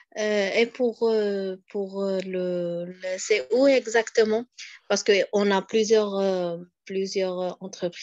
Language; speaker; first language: French; non-native, learner; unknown